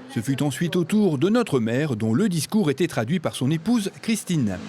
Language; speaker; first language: French; native; French